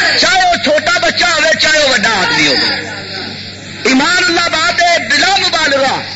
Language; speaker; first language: Urdu; non-native, local second language; Punjabi